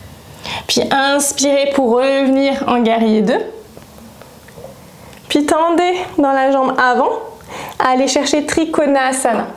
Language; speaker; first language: French; native; French